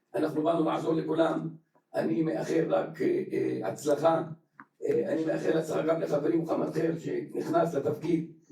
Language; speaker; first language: Hebrew; non-native, local second language; Arabic